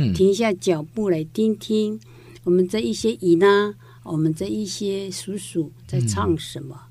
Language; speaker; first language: Chinese; non-native, local second language; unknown